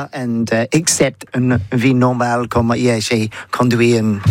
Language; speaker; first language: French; non-native, learner; English